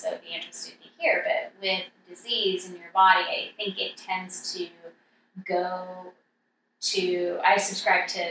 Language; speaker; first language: English; native; English